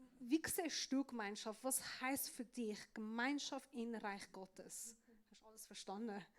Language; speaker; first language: German; non-native, fluent; Persian